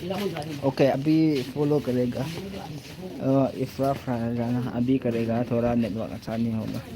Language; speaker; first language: Hindi; non-native, local second language; Thado Chin